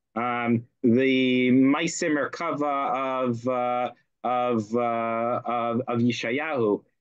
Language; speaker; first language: English; native; English